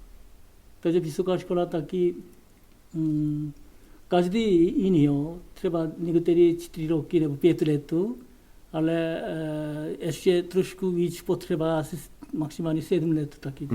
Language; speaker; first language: Czech; non-native, learner; Korean